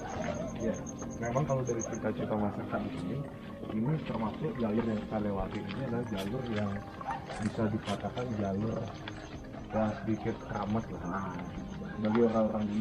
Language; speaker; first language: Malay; non-native, local second language; Balinese